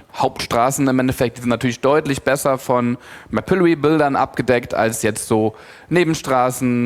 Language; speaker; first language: German; native; German